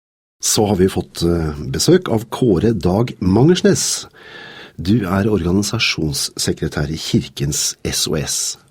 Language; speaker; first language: Norwegian; native; Norwegian